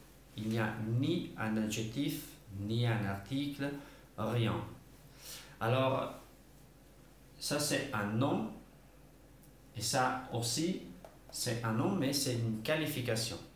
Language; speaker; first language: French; non-native, fluent; Italian